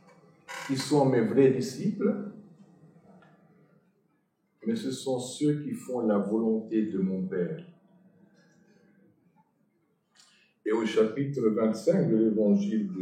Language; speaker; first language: French; non-native, fluent; Arabic